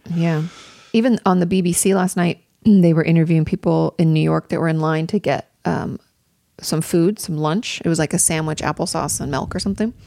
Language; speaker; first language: English; native; English